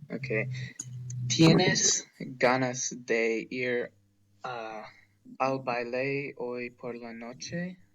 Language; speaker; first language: Spanish; non-native, learner; English